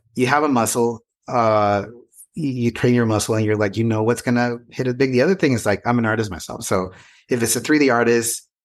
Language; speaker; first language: English; non-native, fluent; Spanish